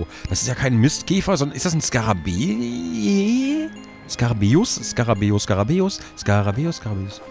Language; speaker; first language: German; native; German